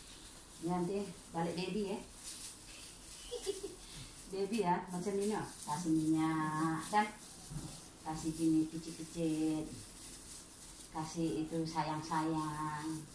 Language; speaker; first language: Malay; non-native, learner; Indonesian